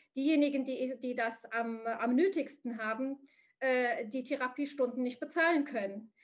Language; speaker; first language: German; early bilingual, other home language; Arabic